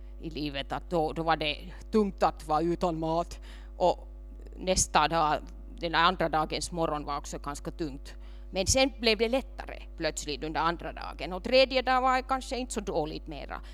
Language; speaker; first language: Swedish; non-native, local second language; Finnish